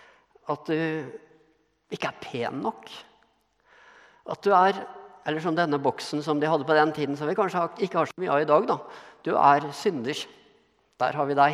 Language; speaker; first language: Norwegian; native; Norwegian